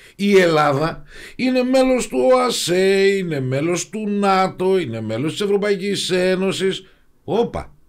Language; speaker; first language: Greek; native; Greek